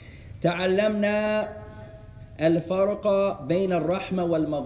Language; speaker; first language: Arabic; non-native, fluent; English